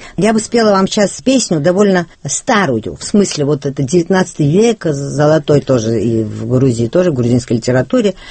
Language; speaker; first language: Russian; non-native, local second language; Georgian